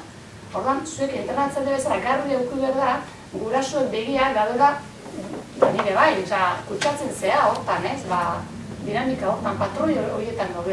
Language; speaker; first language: Basque; native; Basque